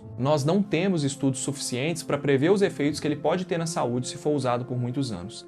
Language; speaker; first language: Portuguese; native; Portuguese